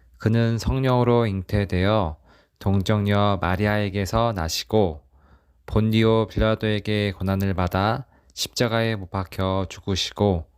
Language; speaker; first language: Korean; native; Korean